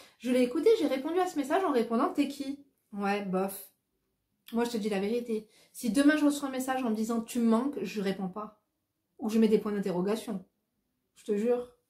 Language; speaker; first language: French; native; French